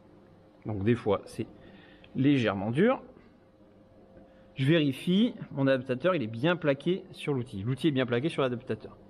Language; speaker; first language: French; native; French